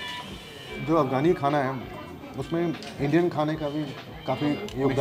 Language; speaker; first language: Hindi; native; Hindi